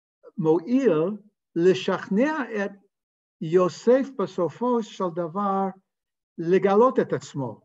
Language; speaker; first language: Hebrew; non-native, fluent; English